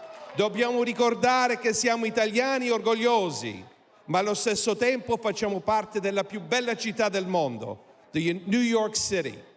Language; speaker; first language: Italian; early bilingual, heritage; Italian